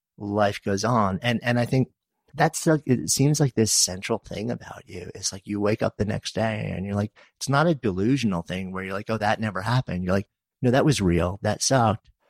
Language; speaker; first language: English; native; English